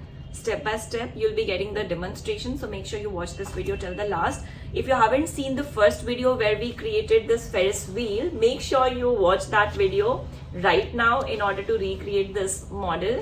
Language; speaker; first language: English; non-native, local second language; Hindi